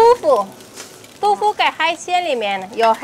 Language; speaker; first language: Chinese; non-native, learner; Indonesian